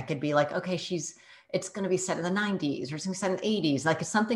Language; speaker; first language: English; early bilingual, other home language; Chinese